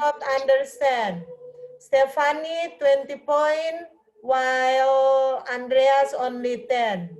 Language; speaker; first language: English; non-native, learner; Indonesian